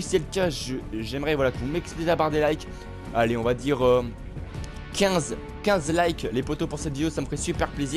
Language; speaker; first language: French; native; French